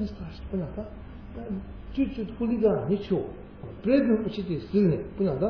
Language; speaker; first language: Russian; non-native, learner; Tibetan